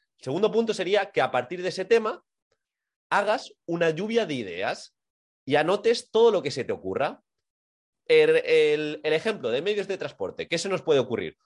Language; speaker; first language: Spanish; native; Spanish